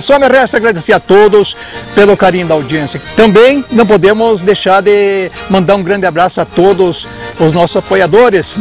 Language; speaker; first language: Portuguese; native; Portuguese